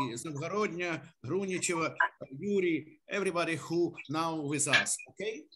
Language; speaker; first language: English; non-native, learner; Ukrainian